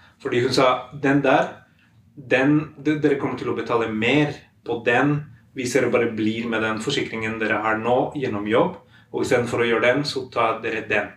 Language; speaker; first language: Norwegian; non-native, fluent; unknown